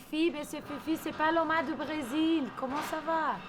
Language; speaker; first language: French; non-native, learner; Portuguese